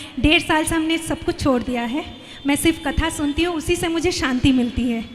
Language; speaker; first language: Hindi; non-native, local second language; Bangla